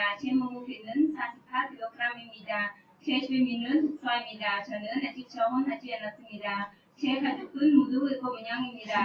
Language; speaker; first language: Korean; non-native, learner; Khmer